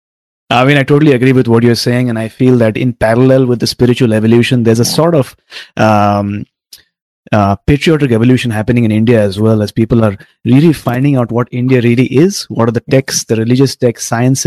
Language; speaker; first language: English; non-native, local second language; Tamil